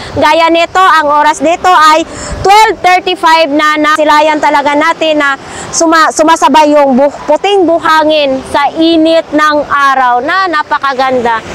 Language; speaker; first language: Filipino; non-native, local second language; Masbatenyo